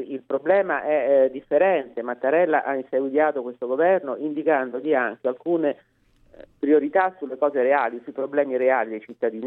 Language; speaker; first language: Italian; native; Italian